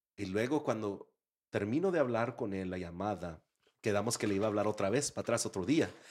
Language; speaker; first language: Spanish; early bilingual, heritage; Spanish